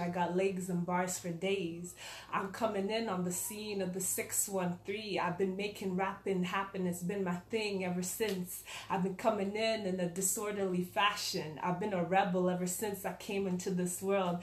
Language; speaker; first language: English; early bilingual, other home language; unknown